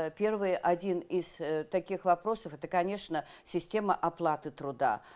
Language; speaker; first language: Russian; native; Russian